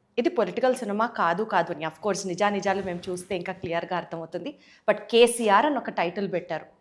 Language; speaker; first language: Telugu; native; Telugu